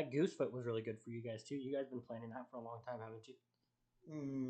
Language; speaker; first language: English; native; English